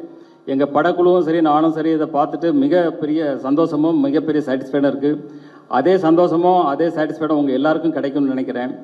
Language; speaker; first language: Tamil; native; Tamil